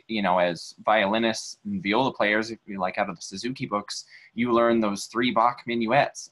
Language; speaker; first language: English; native; English